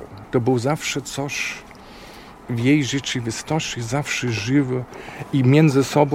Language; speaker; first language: Polish; non-native, fluent; German